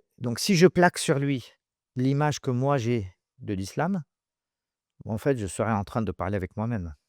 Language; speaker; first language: French; non-native, local second language; Arabic